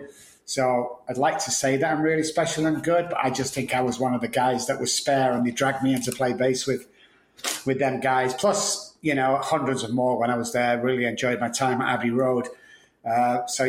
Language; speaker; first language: English; native; English